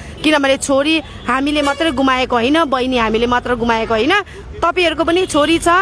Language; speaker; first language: Nepali; native; Nepali